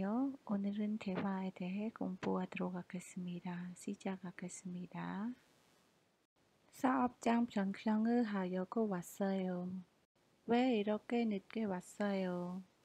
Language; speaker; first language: Korean; non-native, fluent; Khmer